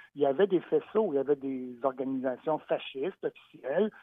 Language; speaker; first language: French; native; French